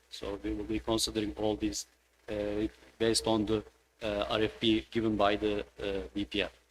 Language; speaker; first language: English; non-native, fluent; Turkish